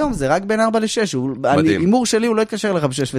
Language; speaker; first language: Hebrew; native; Hebrew